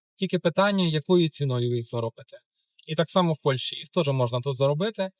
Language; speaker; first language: Ukrainian; native; Ukrainian